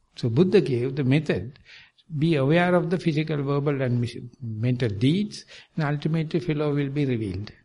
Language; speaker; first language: English; non-native, local second language; Sinhala